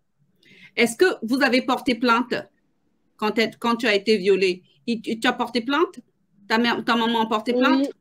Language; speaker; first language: French; native; French